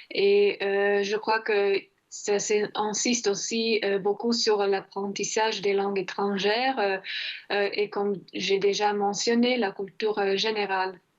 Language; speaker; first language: French; non-native, fluent; Croatian